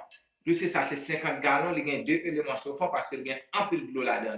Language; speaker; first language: French; non-native, local second language; Haitian Creole